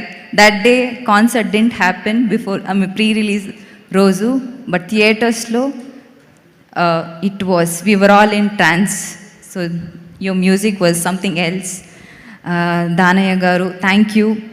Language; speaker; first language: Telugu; non-native, fluent; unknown